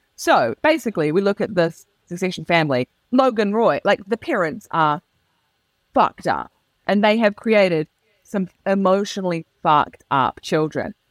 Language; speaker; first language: English; native; English